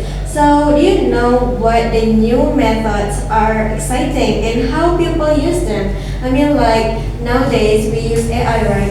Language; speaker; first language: English; non-native, learner; Indonesian